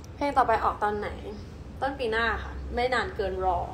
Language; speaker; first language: Thai; early bilingual, heritage; Thai